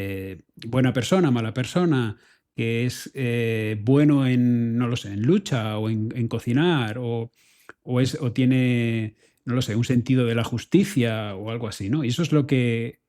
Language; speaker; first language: Spanish; native; Spanish